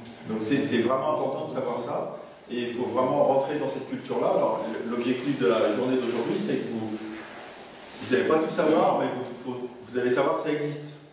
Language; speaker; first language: French; native; French